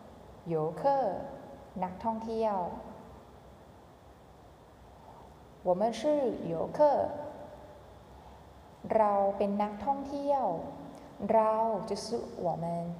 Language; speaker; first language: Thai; non-native, fluent; Chinese